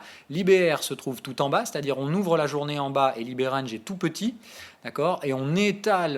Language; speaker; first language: French; native; French